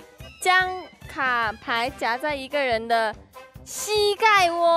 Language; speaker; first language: Chinese; native; Chinese